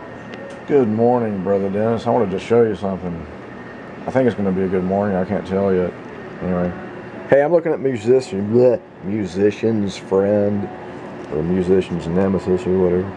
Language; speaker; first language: English; native; English